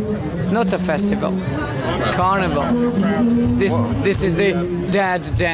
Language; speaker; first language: English; non-native, learner; Hungarian